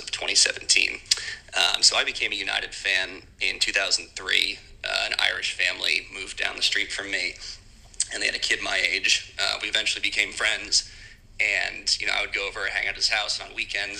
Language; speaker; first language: English; native; English